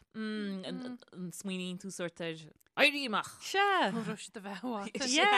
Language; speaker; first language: Irish; native; Irish